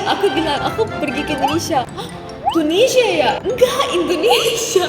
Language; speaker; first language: Indonesian; non-native, fluent; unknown